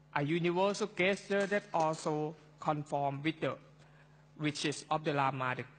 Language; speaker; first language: English; non-native, fluent; Thai